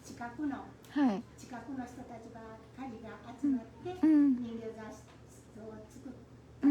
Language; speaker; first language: Japanese; native; Japanese